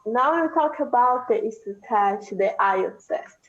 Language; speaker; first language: English; non-native, fluent; Portuguese